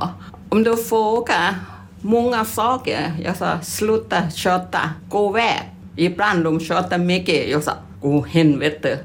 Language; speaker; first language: Swedish; non-native, learner; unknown